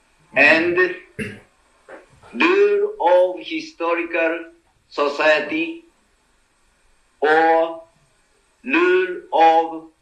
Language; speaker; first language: English; non-native, learner; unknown